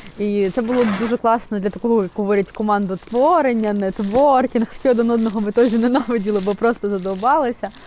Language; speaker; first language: Ukrainian; non-native, local second language; Russian